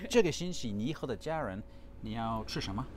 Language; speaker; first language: Chinese; non-native, learner; English